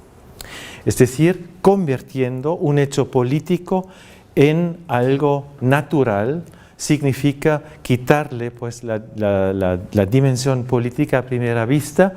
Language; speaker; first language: Spanish; non-native, fluent; German